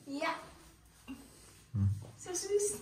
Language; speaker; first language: German; non-native, learner; Thai